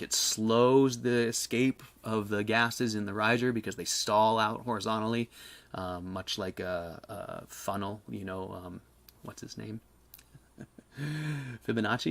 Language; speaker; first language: English; native; English